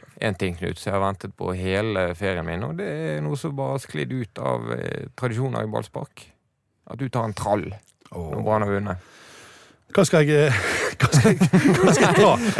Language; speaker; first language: Norwegian; native; Norwegian